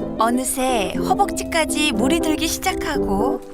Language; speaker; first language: Korean; native; Korean